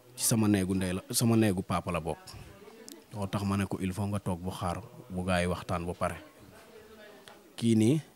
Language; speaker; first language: Wolof; non-native, local second language; Serer